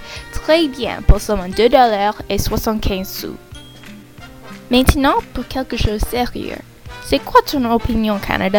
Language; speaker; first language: French; non-native, learner; English